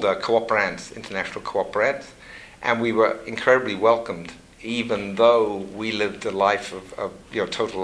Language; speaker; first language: English; native; English